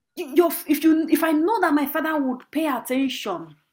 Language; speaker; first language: English; non-native, local second language; Igbo